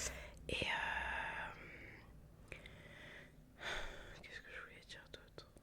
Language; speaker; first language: French; native; French